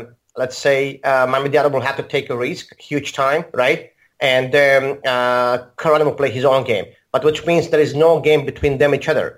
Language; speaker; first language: English; non-native, fluent; Azerbaijani